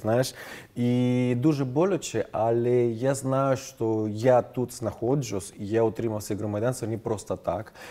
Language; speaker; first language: Ukrainian; non-native, fluent; Spanish